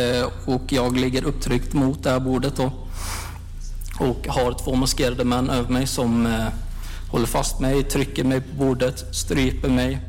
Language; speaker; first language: Swedish; native; Swedish